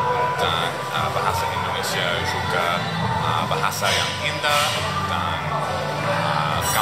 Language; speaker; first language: Indonesian; non-native, learner; English